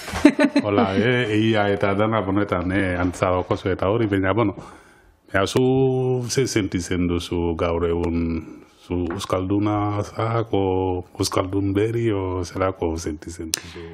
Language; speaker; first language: Basque; non-native, learner; Wolof